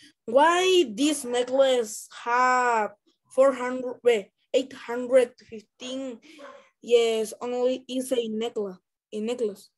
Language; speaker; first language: English; non-native, learner; Spanish